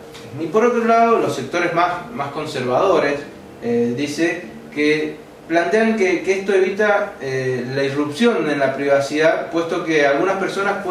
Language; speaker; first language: Spanish; native; Spanish